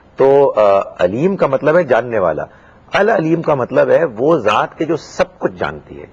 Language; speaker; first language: Urdu; native; Urdu